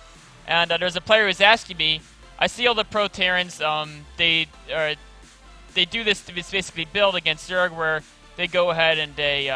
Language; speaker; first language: English; native; English